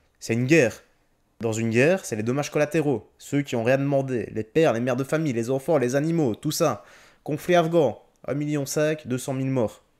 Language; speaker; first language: French; native; French